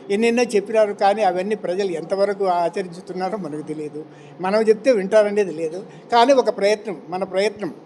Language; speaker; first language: Telugu; native; Telugu